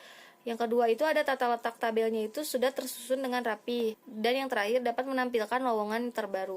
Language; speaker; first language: Indonesian; native; Indonesian